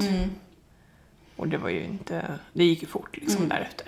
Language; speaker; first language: Swedish; native; Swedish